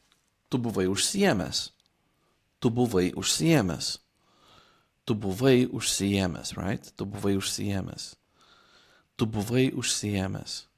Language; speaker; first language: Lithuanian; non-native, fluent; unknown